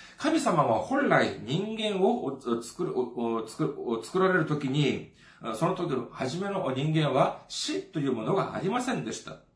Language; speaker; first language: Japanese; non-native, fluent; Korean